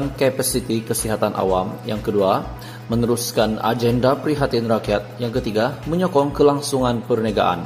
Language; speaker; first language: Malay; native; Malay